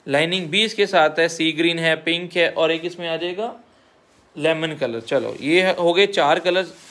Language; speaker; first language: Hindi; non-native, local second language; Punjabi